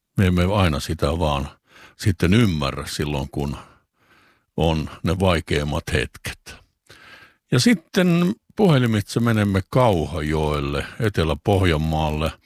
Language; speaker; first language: Finnish; native; Finnish